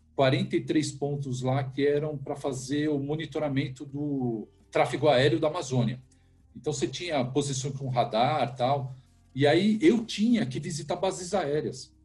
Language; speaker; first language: Portuguese; native; Portuguese